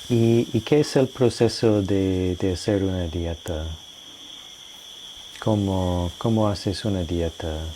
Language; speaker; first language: Spanish; non-native, fluent; English